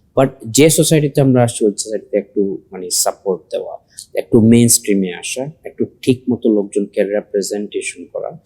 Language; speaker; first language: Bangla; early bilingual, heritage; Sylheti